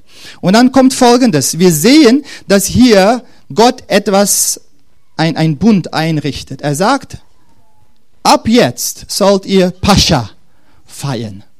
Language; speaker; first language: German; non-native, fluent; Dutch